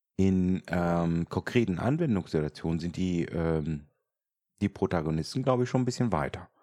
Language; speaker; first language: German; native; German